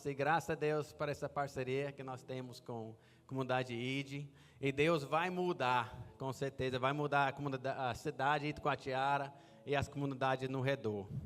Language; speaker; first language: Portuguese; non-native, fluent; English